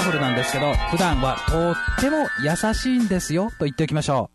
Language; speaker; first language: Japanese; native; Japanese